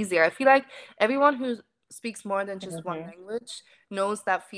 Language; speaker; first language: English; non-native, fluent; German